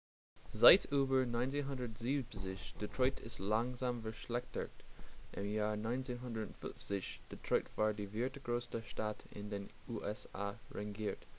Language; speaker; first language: German; non-native, learner; English